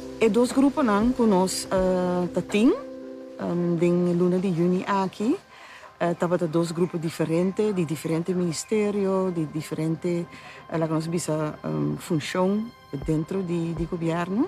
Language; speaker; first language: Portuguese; non-native, local second language; Papiamento